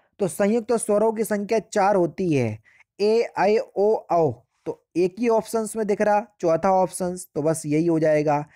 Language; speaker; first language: Hindi; native; Hindi